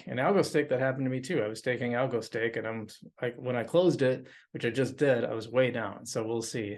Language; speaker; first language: English; native; English